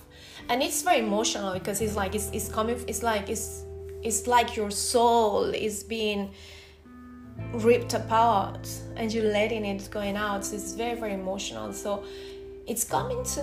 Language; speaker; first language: English; non-native, fluent; Spanish